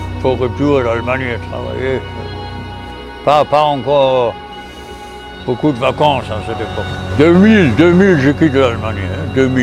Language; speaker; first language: French; non-native, learner; German